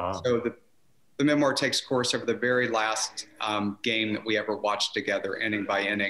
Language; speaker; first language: English; native; English